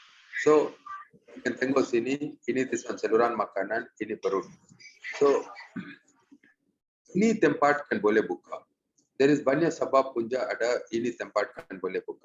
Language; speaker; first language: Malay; non-native, local second language; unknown